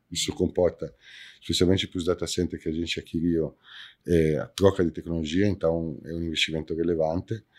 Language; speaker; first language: Portuguese; non-native, fluent; Italian